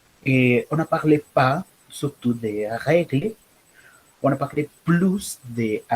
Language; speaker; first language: French; non-native, learner; Spanish